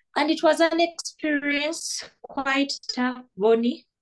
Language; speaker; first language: English; non-native, local second language; Ganda